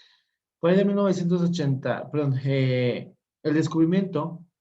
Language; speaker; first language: Spanish; native; Spanish